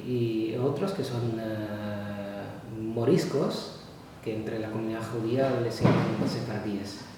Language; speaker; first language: Spanish; non-native, fluent; Arabic